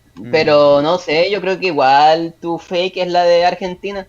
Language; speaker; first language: Spanish; native; Spanish